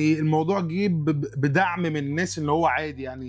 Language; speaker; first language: Arabic; native; Arabic